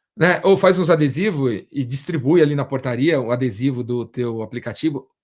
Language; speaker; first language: Portuguese; native; Portuguese